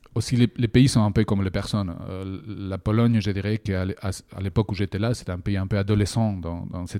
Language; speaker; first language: French; non-native, fluent; Spanish